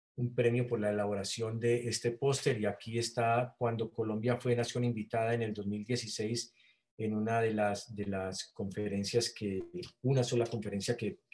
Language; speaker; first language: Spanish; native; Spanish